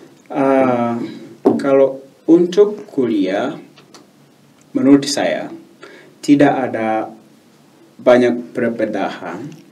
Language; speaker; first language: Malay; non-native, learner; Swahili